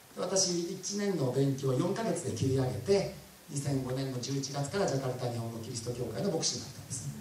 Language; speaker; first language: Japanese; native; Japanese